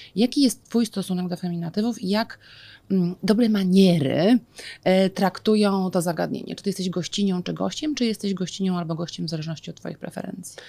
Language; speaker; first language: Polish; native; Polish